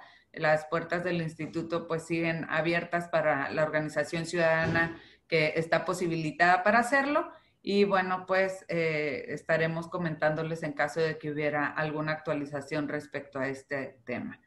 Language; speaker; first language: Spanish; native; Spanish